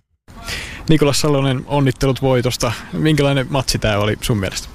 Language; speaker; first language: Finnish; native; Finnish